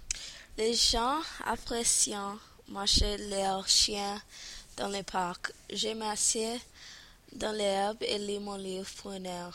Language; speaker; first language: French; non-native, learner; English